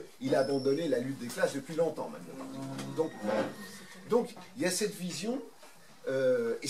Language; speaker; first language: French; native; French